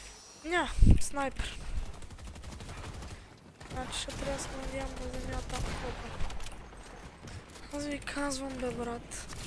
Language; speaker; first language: Bulgarian; native; Bulgarian